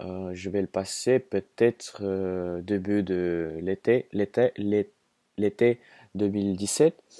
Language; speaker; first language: French; non-native, fluent; Russian